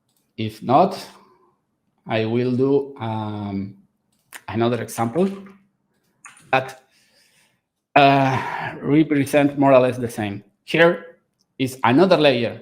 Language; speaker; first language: English; non-native, fluent; Spanish